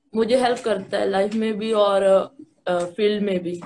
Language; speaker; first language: Hindi; native; Hindi